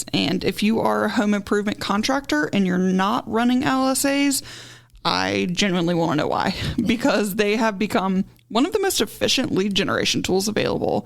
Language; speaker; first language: English; native; English